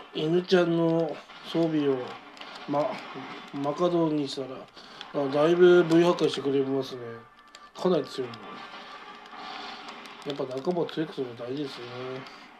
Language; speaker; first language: Japanese; native; Japanese